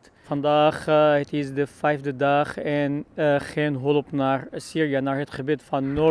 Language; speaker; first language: Dutch; non-native, learner; Arabic